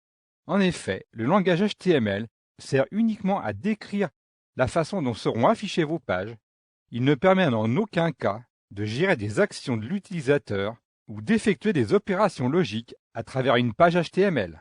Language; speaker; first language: French; native; French